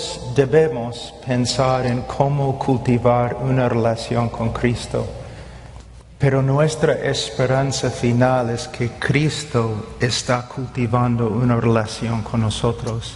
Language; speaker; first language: Spanish; non-native, fluent; English